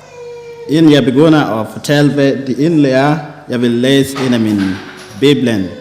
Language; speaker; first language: Danish; non-native, fluent; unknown